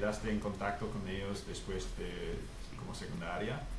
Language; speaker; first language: Spanish; non-native, fluent; English